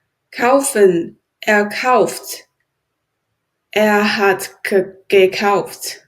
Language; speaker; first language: German; non-native, learner; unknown